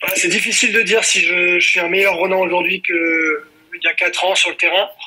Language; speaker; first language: French; native; French